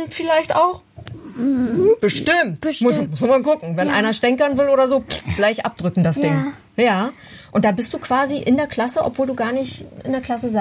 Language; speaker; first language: German; native; German